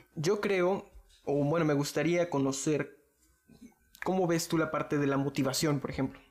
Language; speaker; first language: Spanish; native; Spanish